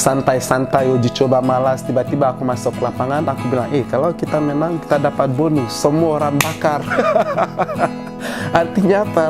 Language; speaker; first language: Indonesian; non-native, fluent; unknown